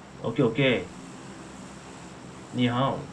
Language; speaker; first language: Chinese; non-native, learner; Korean